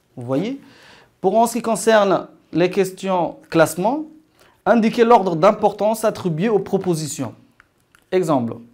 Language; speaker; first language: French; non-native, local second language; Arabic